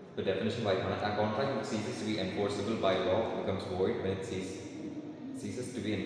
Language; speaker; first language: English; non-native, local second language; Malayalam